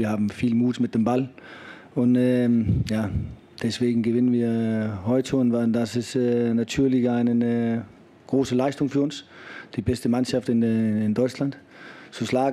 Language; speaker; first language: German; non-native, fluent; Danish